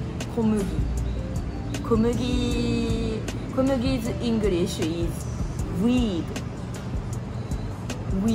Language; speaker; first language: English; non-native, learner; Japanese